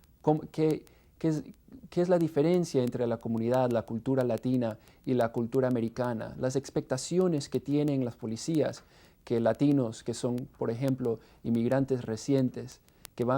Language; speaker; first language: Spanish; non-native, fluent; English